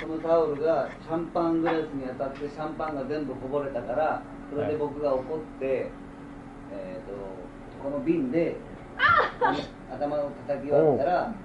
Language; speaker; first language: Japanese; native; Japanese